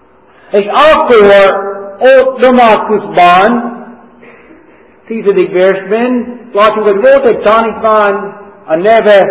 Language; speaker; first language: Hungarian; non-native, learner; English